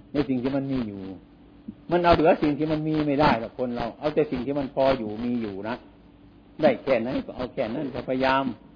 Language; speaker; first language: Thai; non-native, local second language; Northeastern Thai